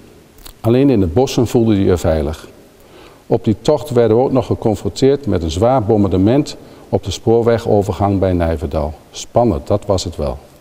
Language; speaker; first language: Dutch; native; Dutch